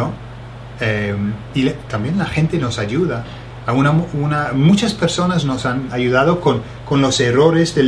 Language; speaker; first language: Spanish; non-native, fluent; English